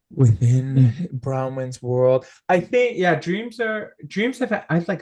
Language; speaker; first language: English; native; English